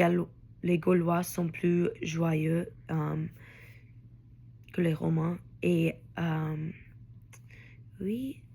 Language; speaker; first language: French; non-native, learner; English